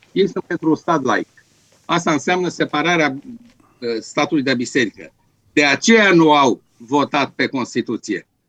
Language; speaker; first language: Romanian; native; Romanian